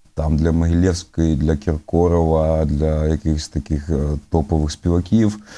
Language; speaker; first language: Ukrainian; native; Ukrainian